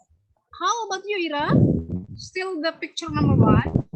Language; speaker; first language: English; non-native, learner; Indonesian